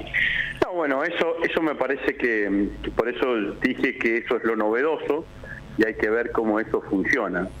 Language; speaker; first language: Spanish; native; Spanish